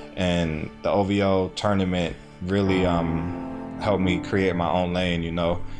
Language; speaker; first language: English; native; English